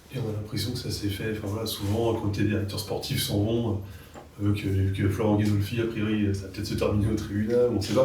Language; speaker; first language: French; native; French